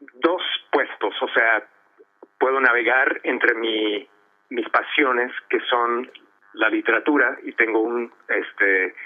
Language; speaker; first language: Spanish; early bilingual, heritage; Spanish